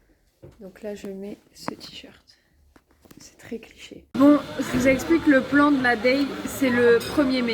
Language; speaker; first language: French; native; French